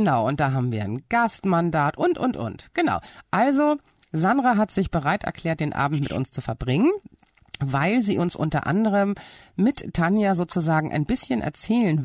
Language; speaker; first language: German; native; German